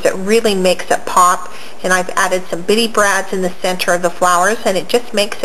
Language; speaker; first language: English; native; English